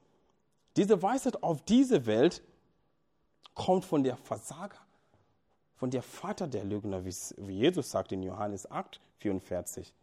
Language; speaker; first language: German; non-native, fluent; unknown